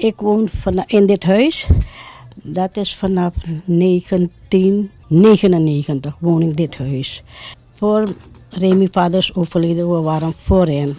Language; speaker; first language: Dutch; non-native, local second language; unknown